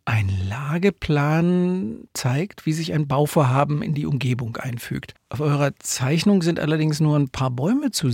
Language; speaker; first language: German; native; German